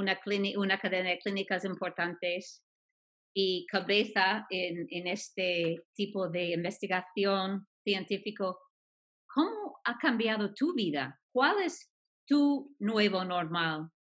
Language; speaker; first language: Spanish; non-native, fluent; English